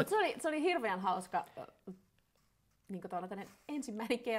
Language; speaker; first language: Finnish; native; Finnish